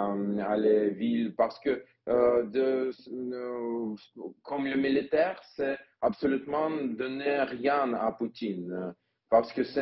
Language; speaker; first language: French; non-native, learner; Ukrainian